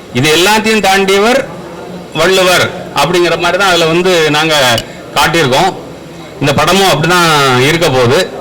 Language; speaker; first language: Tamil; native; Tamil